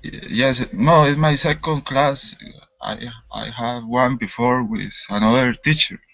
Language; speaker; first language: English; non-native, learner; Spanish